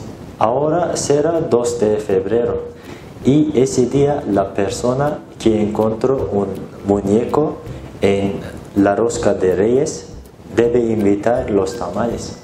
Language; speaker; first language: Spanish; non-native, learner; Turkish